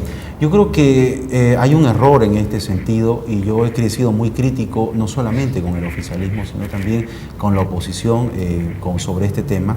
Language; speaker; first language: Spanish; native; Spanish